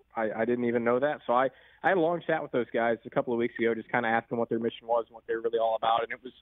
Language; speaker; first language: English; native; English